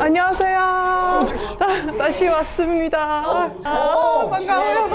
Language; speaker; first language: Korean; non-native, fluent; Estonian